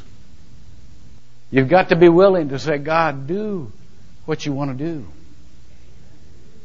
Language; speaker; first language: English; native; English